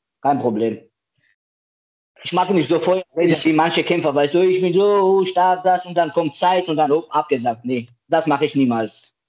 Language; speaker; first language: German; non-native, learner; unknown